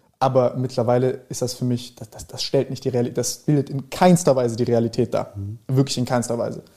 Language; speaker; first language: German; early bilingual, other home language; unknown